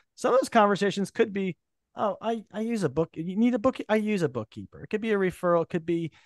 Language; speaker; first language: English; native; English